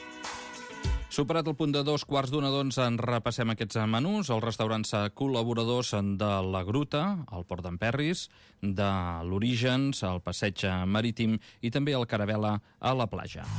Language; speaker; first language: Catalan; native; Catalan